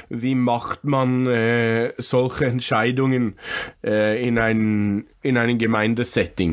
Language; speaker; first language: German; non-native, fluent; English